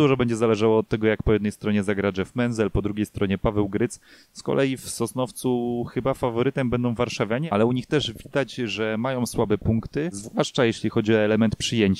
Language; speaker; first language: Polish; native; Polish